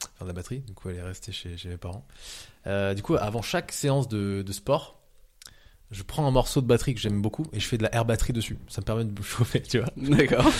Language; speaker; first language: French; early bilingual, other home language; Vietnamese